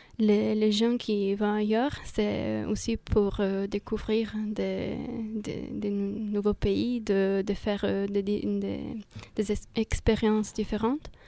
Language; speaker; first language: French; non-native, fluent; Italian